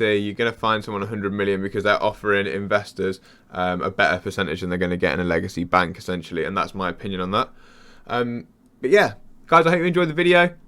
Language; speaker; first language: English; native; English